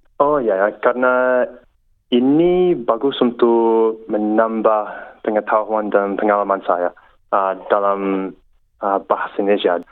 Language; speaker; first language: Indonesian; non-native, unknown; English